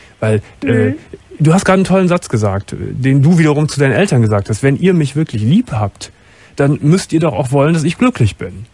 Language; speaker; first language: German; native; German